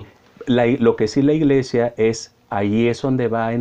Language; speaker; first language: Spanish; native; Spanish